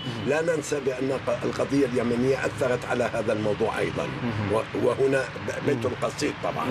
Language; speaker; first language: Arabic; non-native, fluent; Persian